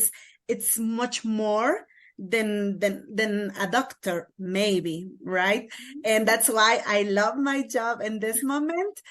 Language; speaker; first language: English; non-native, learner; Kaqchikel